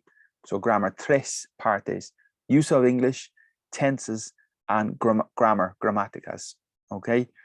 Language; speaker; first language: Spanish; non-native, fluent; English